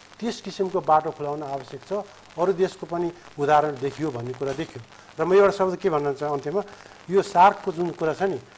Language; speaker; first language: Nepali; native; Nepali